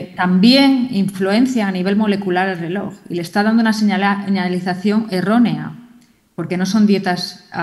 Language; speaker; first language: Spanish; native; Spanish